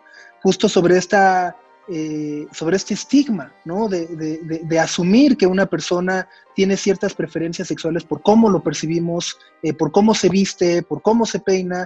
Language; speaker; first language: Spanish; native; Spanish